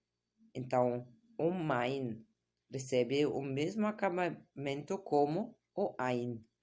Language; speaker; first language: Portuguese; non-native, fluent; German